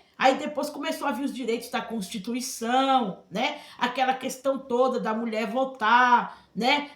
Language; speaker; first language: Portuguese; native; Portuguese